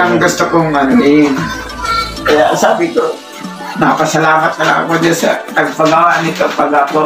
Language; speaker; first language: Filipino; non-native, local second language; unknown